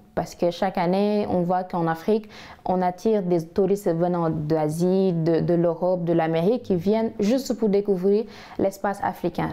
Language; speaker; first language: French; non-native, local second language; Wolof